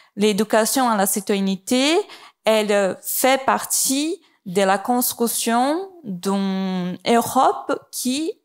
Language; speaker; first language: French; non-native, fluent; Portuguese